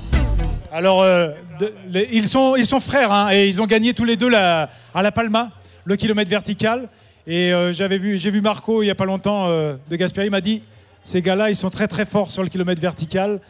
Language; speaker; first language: French; native; French